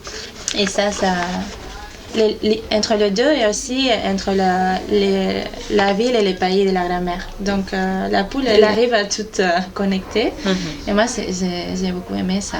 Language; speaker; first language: French; non-native, fluent; Spanish